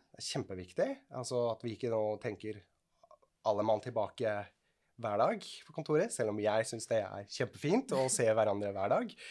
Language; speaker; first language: Norwegian; non-native, fluent; Swiss German